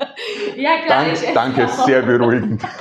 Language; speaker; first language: German; native; German